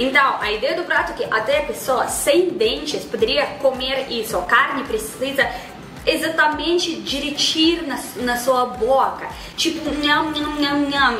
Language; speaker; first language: Portuguese; non-native, fluent; Russian